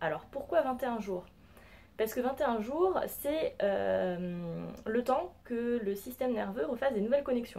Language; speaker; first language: French; native; French